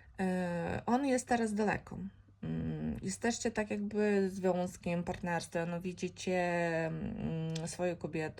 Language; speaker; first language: Polish; non-native, fluent; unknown